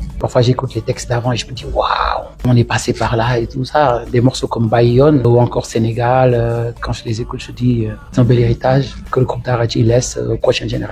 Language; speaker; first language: French; non-native, local second language; Wolof